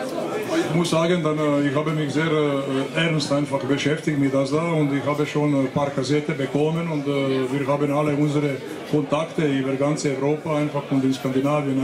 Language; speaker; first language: German; non-native, fluent; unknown